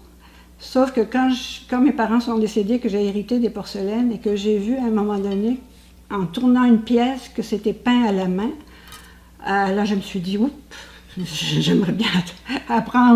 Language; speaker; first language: French; native; French